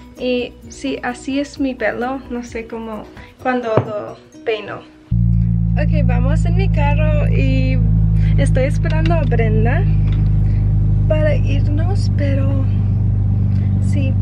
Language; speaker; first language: Spanish; early bilingual, heritage; Spanish